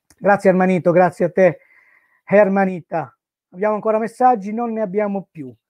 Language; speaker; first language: Italian; native; Italian